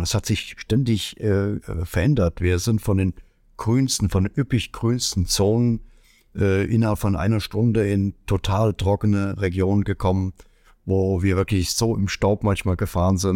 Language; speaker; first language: German; native; German